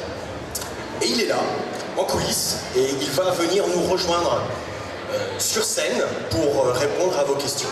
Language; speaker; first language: French; native; French